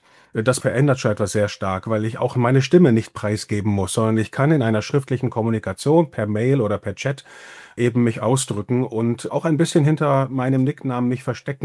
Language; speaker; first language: German; native; German